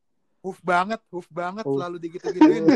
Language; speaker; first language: Indonesian; native; Indonesian